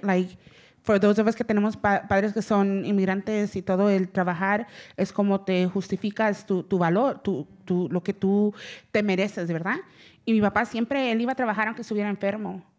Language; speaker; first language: Spanish; early bilingual, heritage; Spanish